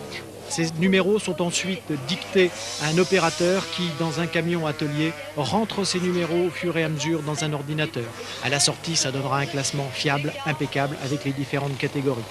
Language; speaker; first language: French; native; French